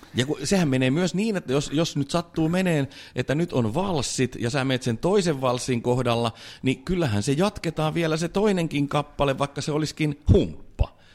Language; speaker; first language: Finnish; native; Finnish